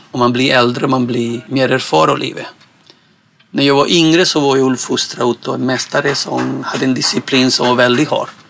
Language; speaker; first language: Swedish; non-native, fluent; Spanish